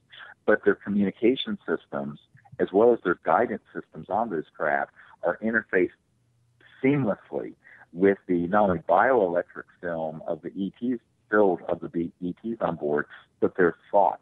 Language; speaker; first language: English; native; English